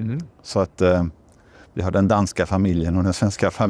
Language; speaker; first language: Swedish; native; Swedish